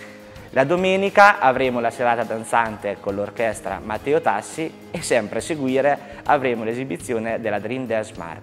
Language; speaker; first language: Italian; native; Italian